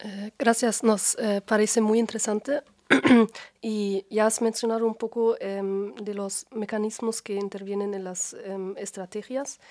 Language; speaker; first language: Spanish; non-native, learner; German